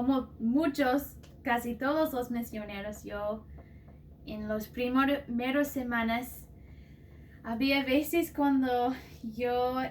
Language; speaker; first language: Spanish; non-native, fluent; English